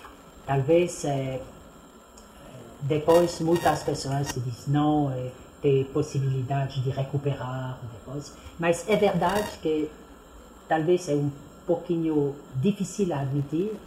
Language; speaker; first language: Portuguese; non-native, fluent; French